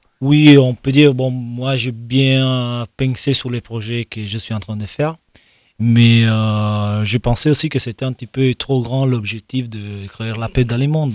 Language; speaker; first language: French; non-native, fluent; Italian